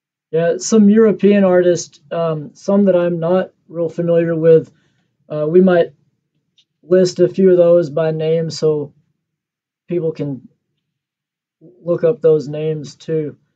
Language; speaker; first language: English; native; English